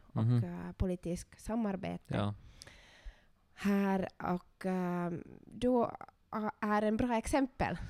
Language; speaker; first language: Swedish; non-native, local second language; Finnish